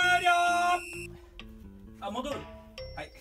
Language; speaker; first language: Japanese; native; Japanese